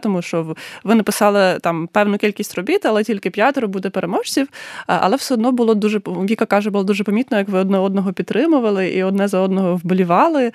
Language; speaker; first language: Ukrainian; native; Ukrainian